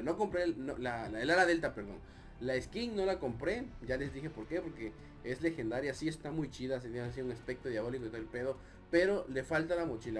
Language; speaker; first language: Spanish; native; Spanish